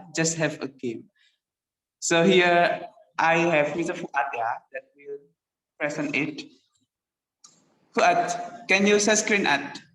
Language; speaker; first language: English; non-native, learner; Indonesian